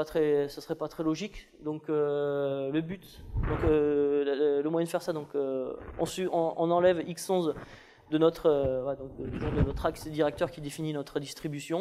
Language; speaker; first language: French; native; French